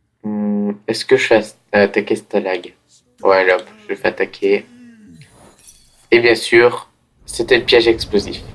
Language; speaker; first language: French; native; French